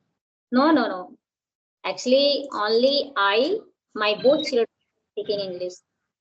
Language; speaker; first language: English; non-native, local second language; Hindi